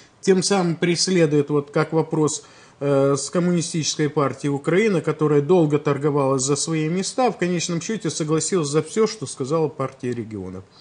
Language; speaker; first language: Russian; native; Russian